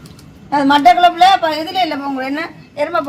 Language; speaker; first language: Tamil; native; Tamil